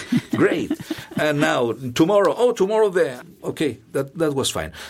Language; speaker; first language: English; non-native, fluent; Spanish